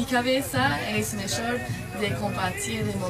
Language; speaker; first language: Spanish; non-native, learner; French